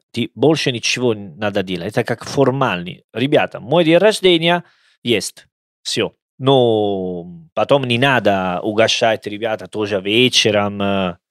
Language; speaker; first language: Russian; non-native, learner; Italian